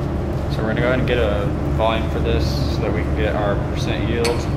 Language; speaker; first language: English; native; English